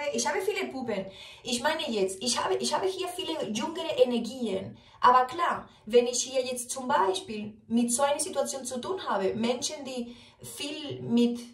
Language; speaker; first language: German; non-native, fluent; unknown